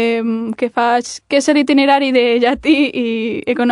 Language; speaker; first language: Catalan; non-native, local second language; Spanish